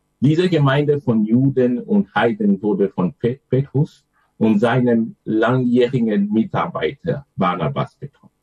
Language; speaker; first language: German; non-native, fluent; French